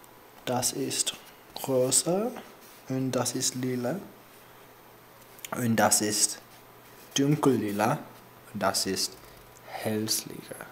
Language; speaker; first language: German; non-native, learner; English